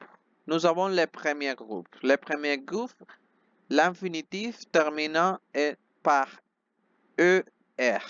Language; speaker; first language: French; non-native, fluent; Spanish